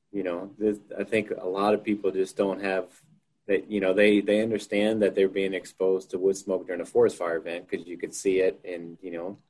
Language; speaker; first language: English; native; English